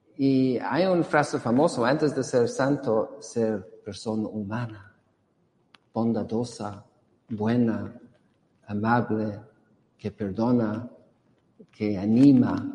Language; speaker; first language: Spanish; non-native, fluent; English